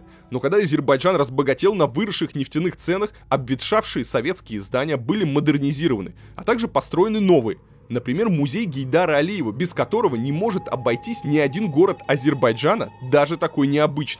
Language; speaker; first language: Russian; native; Russian